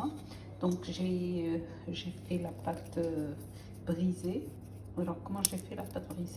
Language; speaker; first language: French; non-native, local second language; Arabic